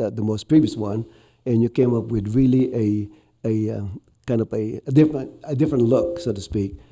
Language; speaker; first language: English; non-native, local second language; Filipino